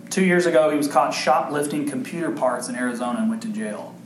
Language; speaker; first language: English; native; English